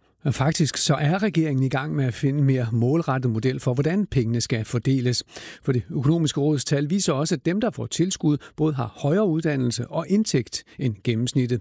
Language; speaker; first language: Danish; native; Danish